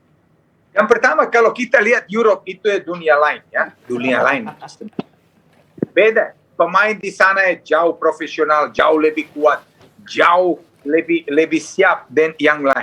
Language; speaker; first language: Indonesian; non-native, fluent; Serbian